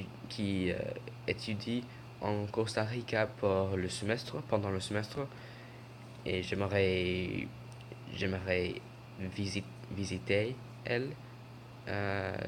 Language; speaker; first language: French; non-native, learner; English